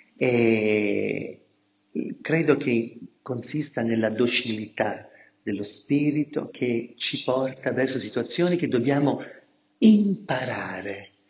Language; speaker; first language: Italian; native; Italian